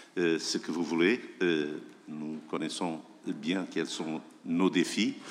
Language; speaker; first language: French; non-native, fluent; Portuguese